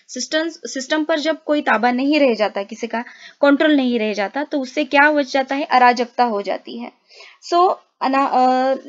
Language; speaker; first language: Hindi; non-native, local second language; Marathi